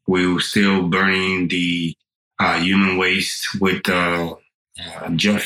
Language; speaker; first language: English; non-native, fluent; Spanish